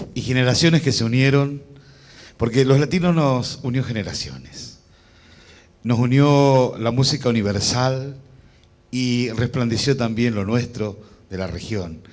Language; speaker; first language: Spanish; native; Spanish